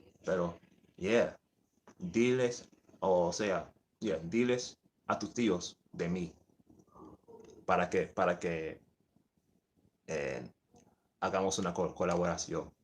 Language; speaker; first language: Spanish; early bilingual, heritage; English